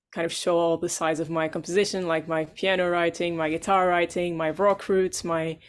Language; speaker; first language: English; non-native, fluent; Portuguese